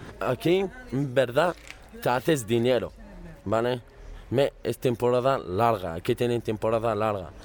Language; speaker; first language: Spanish; early bilingual, other home language; Arabic